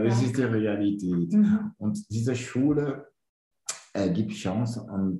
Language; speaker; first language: German; non-native, learner; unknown